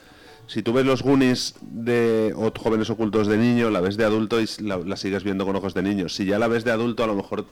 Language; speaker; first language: Spanish; native; Spanish